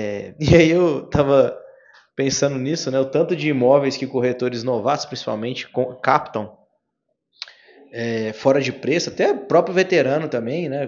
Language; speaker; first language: Portuguese; native; Portuguese